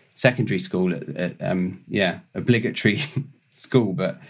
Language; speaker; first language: English; native; English